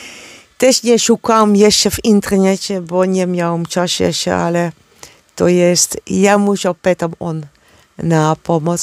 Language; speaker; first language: Polish; non-native, learner; Dutch